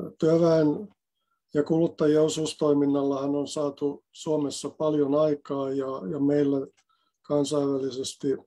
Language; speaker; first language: Finnish; native; Finnish